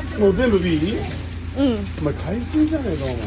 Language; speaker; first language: Japanese; native; Japanese